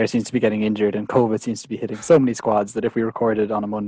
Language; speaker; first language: English; native; English